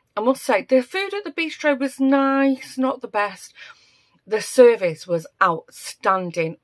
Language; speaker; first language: English; native; English